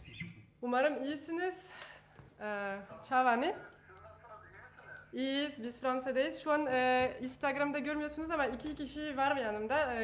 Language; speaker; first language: Turkish; non-native, fluent; French